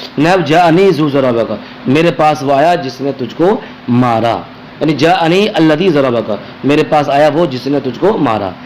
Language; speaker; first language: Urdu; native; Urdu